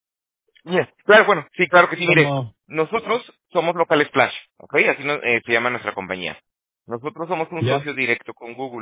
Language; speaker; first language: Spanish; native; Spanish